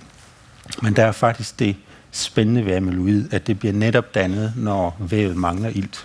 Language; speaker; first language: Danish; native; Danish